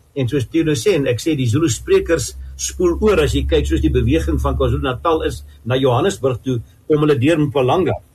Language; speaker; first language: Afrikaans; native; Afrikaans